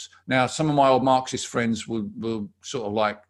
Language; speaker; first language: English; native; English